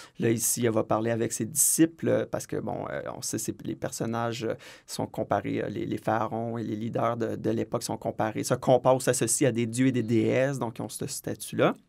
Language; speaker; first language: French; native; French